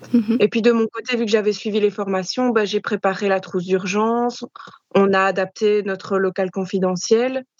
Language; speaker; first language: French; native; French